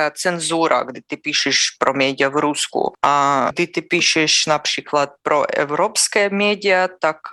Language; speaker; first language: Czech; non-native, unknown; Russian